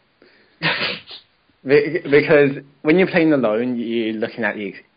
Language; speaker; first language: English; native; English